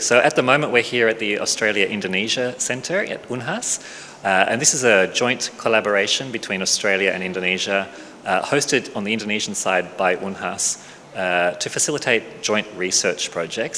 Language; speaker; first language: English; native; English